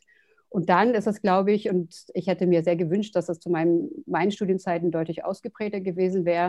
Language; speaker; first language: German; native; German